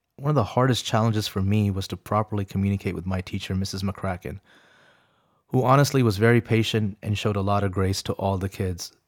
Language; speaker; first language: English; early bilingual, other home language; Urdu